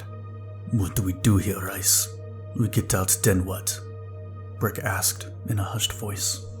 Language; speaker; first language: English; native; English